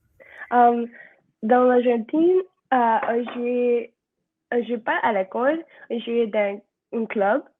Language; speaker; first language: French; non-native, learner; Spanish